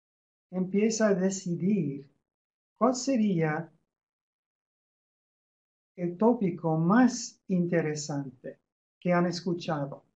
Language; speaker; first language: Spanish; non-native, fluent; English